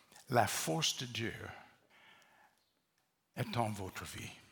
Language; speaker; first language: French; non-native, learner; English